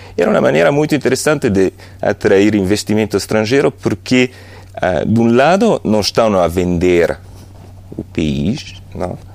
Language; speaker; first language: Portuguese; non-native, fluent; Italian